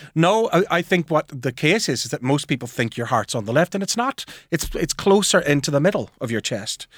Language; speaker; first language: English; native; English